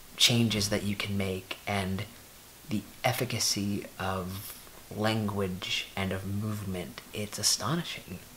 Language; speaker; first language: English; native; English